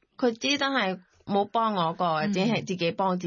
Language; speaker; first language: Cantonese; non-native, learner; Thai